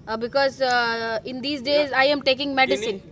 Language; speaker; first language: English; non-native, learner; Hindi